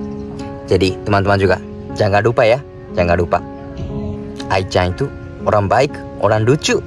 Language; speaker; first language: Indonesian; non-native, fluent; Japanese